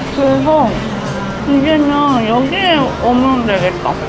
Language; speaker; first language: Korean; non-native, fluent; Japanese